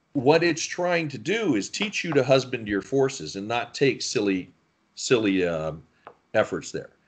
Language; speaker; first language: English; native; English